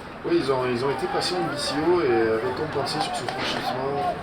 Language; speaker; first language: French; native; French